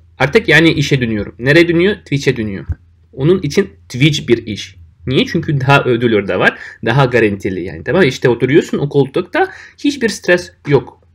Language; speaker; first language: Turkish; non-native, fluent; Russian